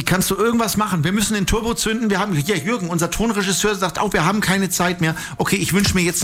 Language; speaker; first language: German; native; German